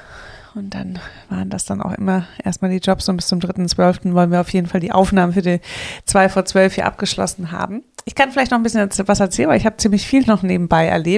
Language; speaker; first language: German; native; German